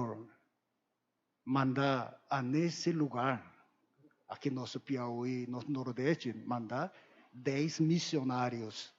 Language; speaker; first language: Portuguese; non-native, learner; Korean